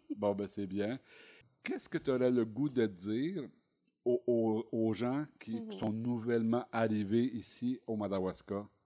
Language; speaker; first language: French; native; French